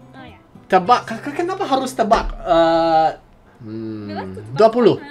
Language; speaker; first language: Indonesian; non-native, fluent; English